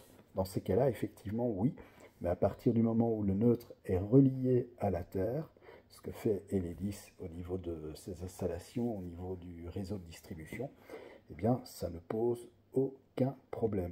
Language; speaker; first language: French; native; French